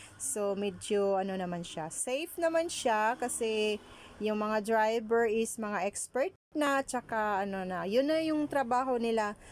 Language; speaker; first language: Filipino; non-native, local second language; Cebuano